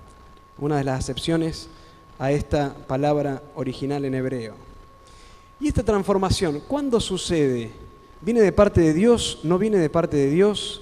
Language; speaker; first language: Spanish; native; Spanish